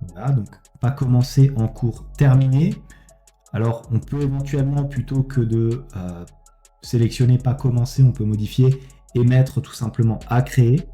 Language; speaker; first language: French; native; French